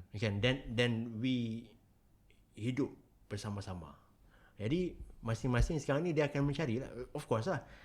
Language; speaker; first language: Malay; native; Malay